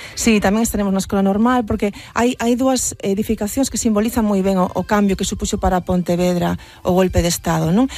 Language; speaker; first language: Galician; native; Galician